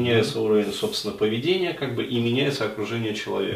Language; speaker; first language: Russian; native; Russian